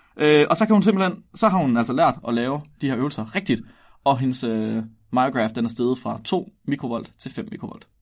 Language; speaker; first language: Danish; native; Danish